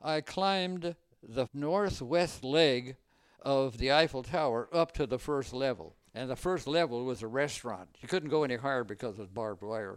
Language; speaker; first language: English; native; English